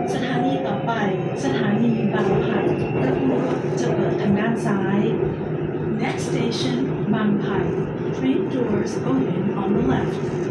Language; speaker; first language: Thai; non-native, local second language; Northeastern Thai